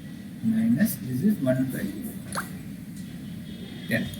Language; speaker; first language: English; non-native, local second language; Tamil